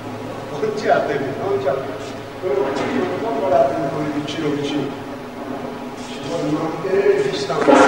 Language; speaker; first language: Italian; non-native, learner; Japanese